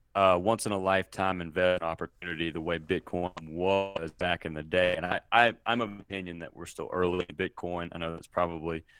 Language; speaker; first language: English; native; English